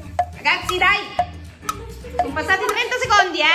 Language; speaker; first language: Italian; native; Italian